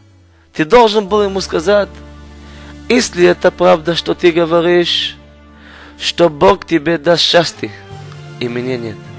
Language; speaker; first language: Russian; non-native, learner; Hebrew